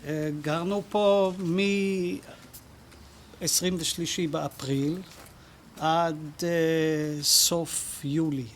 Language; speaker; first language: Hebrew; non-native, fluent; Dutch